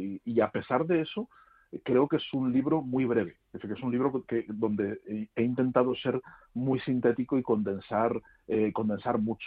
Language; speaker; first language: Spanish; native; Spanish